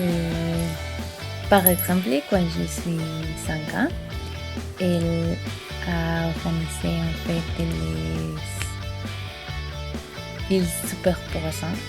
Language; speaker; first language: French; non-native, learner; Spanish